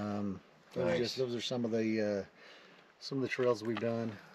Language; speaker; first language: English; native; English